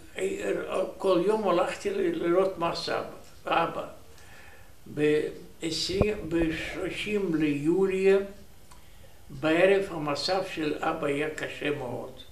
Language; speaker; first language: Hebrew; non-native, learner; Romanian